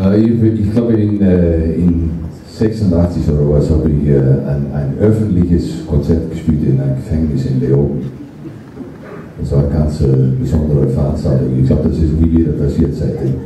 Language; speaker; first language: German; non-native, fluent; Dutch